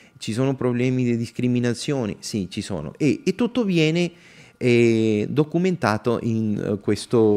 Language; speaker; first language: Italian; non-native, fluent; Spanish